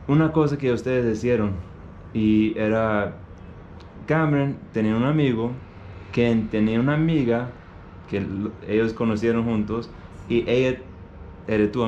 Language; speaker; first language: Spanish; non-native, learner; English